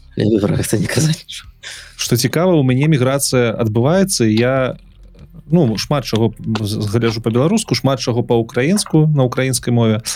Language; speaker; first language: Belarusian; non-native, local second language; Russian